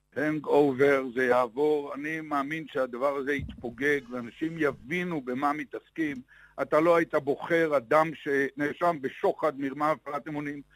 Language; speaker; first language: Hebrew; native; Hebrew